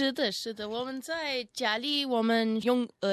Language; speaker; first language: Chinese; non-native, learner; Russian